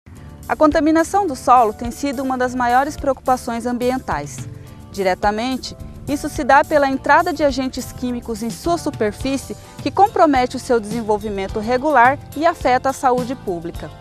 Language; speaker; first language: Portuguese; native; Portuguese